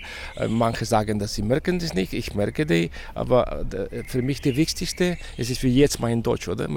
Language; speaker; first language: German; non-native, fluent; Spanish